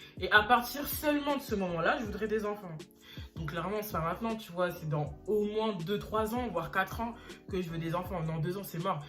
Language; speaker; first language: French; early bilingual, other home language; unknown